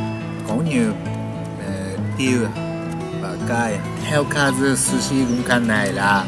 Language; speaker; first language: Vietnamese; non-native, learner; Japanese